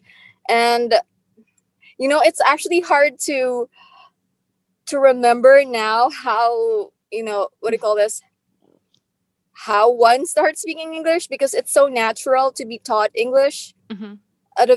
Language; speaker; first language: English; non-native, local second language; Filipino